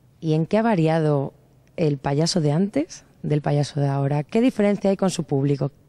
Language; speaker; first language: Spanish; native; Spanish